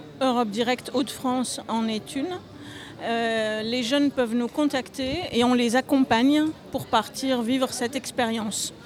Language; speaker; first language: French; native; French